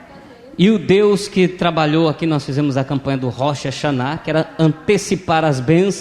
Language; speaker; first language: Portuguese; native; Portuguese